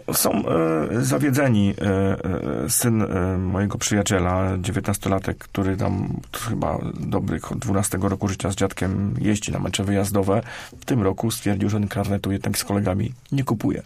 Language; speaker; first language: Polish; native; Polish